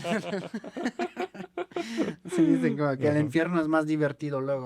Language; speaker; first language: Spanish; non-native, fluent; German